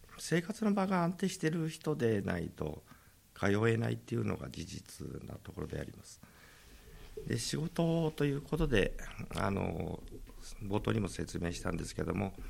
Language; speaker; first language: Japanese; native; Japanese